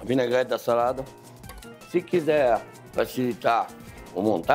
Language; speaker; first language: Portuguese; non-native, fluent; French